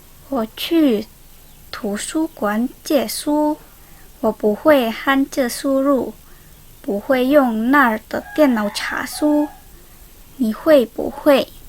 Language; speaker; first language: Chinese; non-native, learner; Indonesian